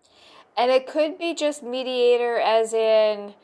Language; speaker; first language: English; native; English